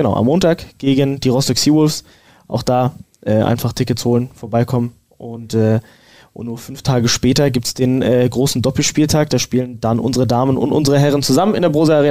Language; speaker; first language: German; native; German